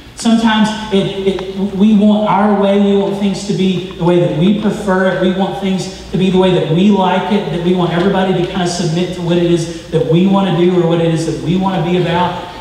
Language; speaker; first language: English; native; English